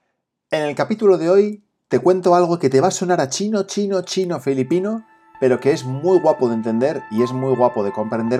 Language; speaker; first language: Spanish; native; Spanish